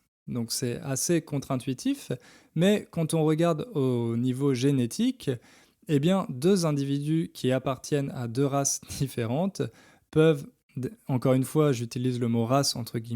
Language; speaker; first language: French; native; French